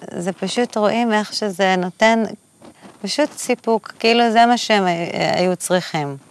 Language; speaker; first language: Hebrew; native; Hebrew